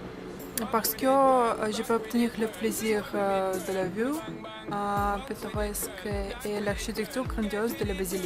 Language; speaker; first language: French; non-native, learner; Russian